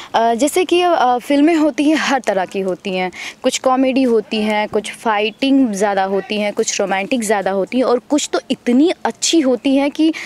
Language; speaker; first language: Hindi; native; Hindi